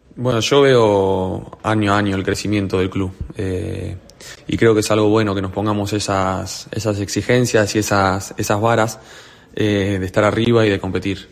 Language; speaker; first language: Spanish; native; Spanish